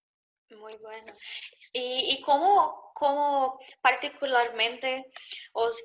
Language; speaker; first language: Spanish; non-native, learner; Portuguese